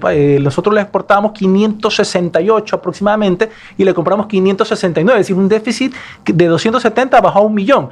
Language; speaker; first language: Spanish; native; Spanish